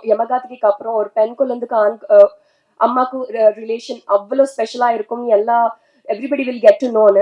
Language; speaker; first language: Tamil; non-native, learner; Telugu